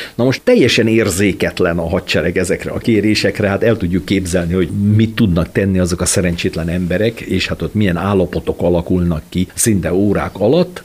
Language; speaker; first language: Hungarian; native; Hungarian